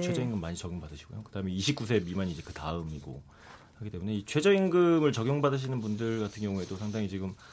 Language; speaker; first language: Korean; native; Korean